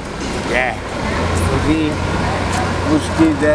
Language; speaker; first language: Danish; non-native, fluent; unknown